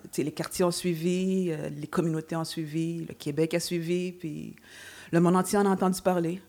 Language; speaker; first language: French; native; French